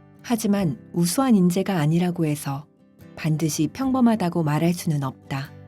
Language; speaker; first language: Korean; native; Korean